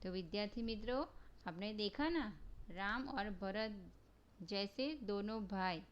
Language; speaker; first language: Hindi; non-native, local second language; Gujarati